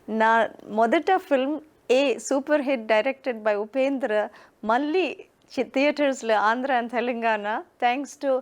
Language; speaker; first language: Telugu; non-native, learner; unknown